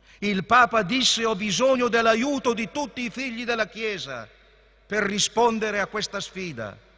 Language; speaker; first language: Italian; native; Italian